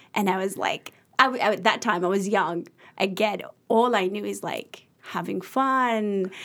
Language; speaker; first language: English; early bilingual, other home language; Arabic